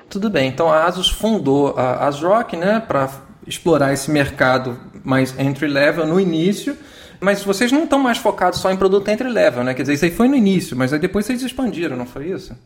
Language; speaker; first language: Portuguese; native; Portuguese